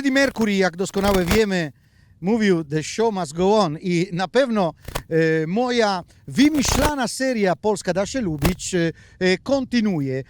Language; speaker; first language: Polish; non-native, learner; Italian